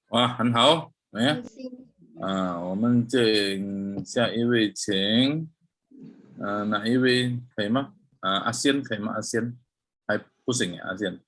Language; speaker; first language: Chinese; early bilingual, heritage; Chinese